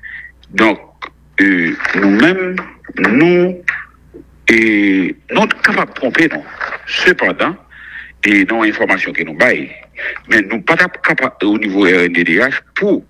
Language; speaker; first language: French; non-native, local second language; Haitian Creole